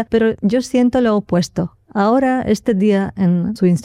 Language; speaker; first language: Spanish; non-native, fluent; Slovak